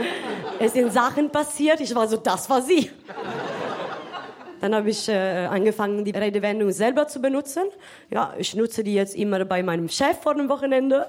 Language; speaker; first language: German; non-native, fluent; Italian